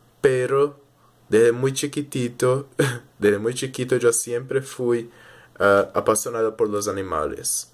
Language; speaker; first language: Spanish; early bilingual, heritage; Portuguese